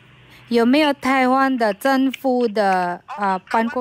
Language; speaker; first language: Chinese; non-native, fluent; Filipino